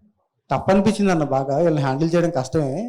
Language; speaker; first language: Telugu; native; Telugu